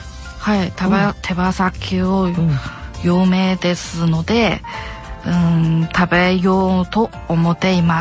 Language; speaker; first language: Japanese; non-native, learner; Chinese